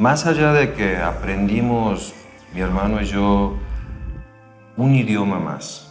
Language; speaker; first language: Spanish; early bilingual, other home language; Korean